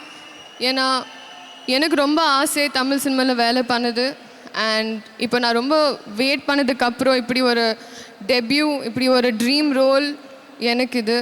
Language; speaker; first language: Tamil; non-native, fluent; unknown